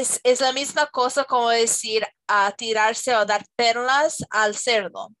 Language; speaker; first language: Spanish; non-native, fluent; English